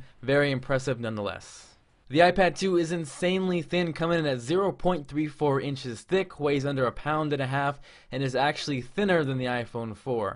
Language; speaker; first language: English; native; English